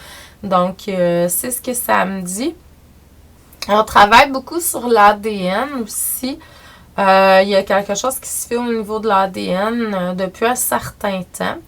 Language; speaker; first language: French; native; French